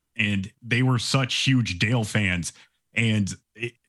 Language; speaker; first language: English; native; English